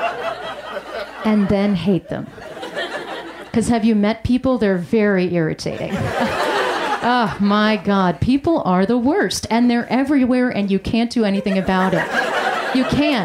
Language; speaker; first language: English; native; English